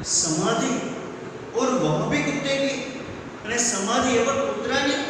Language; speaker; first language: Hindi; non-native, local second language; Gujarati